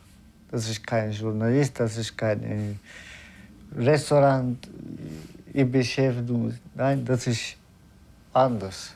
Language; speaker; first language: German; non-native, learner; Turkish